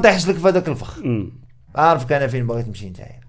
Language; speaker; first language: Arabic; native; Arabic